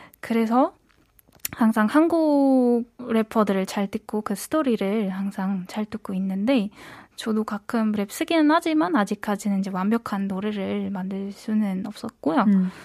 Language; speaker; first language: Korean; non-native, fluent; Uzbek